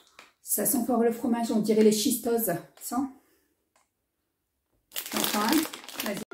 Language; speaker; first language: French; native; French